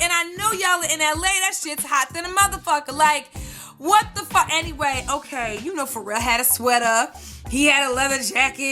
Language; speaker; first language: English; native; English